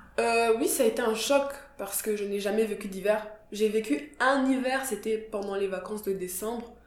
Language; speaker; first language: French; non-native, local second language; Kinyarwanda